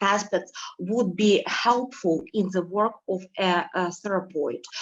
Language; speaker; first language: English; non-native, fluent; Ukrainian